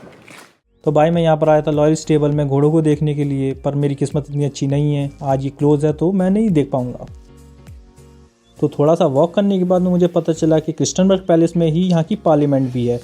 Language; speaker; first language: Hindi; native; Hindi